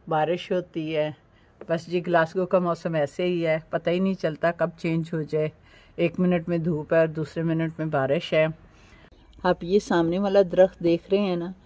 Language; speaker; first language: Urdu; native; Urdu